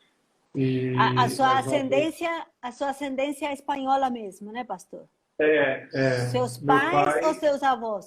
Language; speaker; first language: Portuguese; native; Portuguese